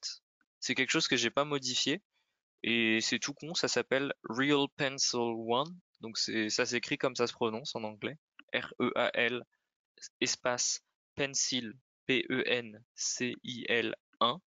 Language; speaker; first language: French; native; French